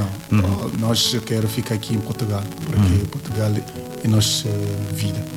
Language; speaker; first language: Portuguese; non-native, learner; Yoruba